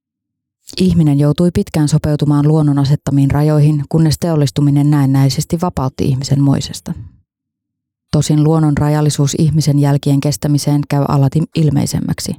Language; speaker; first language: Finnish; native; Finnish